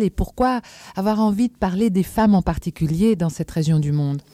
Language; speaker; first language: French; native; French